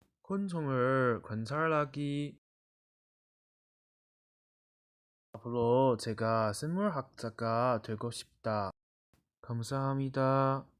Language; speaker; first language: Korean; non-native, learner; Chinese